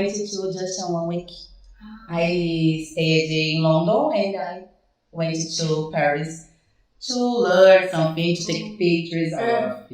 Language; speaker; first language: English; non-native, fluent; Portuguese